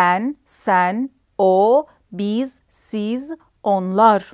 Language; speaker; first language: Turkish; non-native, fluent; Persian